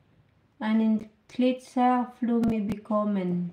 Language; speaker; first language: German; non-native, learner; Filipino